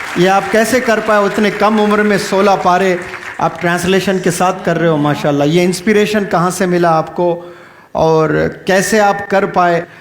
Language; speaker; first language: Urdu; native; Urdu